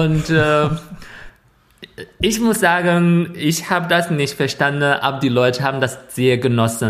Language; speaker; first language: German; non-native, fluent; Chinese